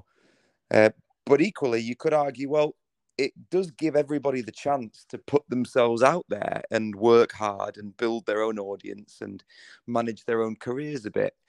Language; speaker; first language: English; native; English